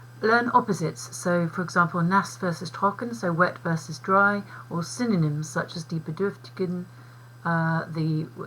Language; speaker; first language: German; non-native, fluent; English